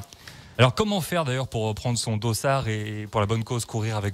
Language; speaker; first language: French; native; French